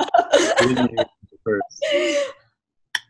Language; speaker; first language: English; non-native, local second language; Cebuano